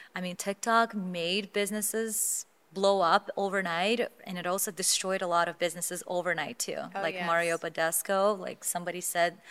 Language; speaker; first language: English; non-native, fluent; Azerbaijani